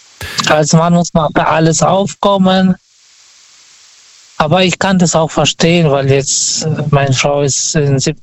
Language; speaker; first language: German; non-native, fluent; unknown